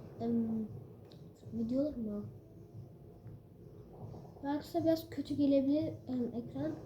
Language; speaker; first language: Turkish; early bilingual, heritage; Turkish